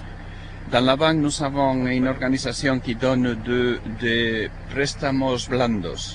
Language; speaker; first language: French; non-native, fluent; Spanish